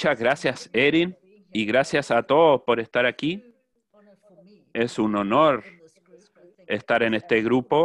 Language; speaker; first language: Spanish; non-native, fluent; English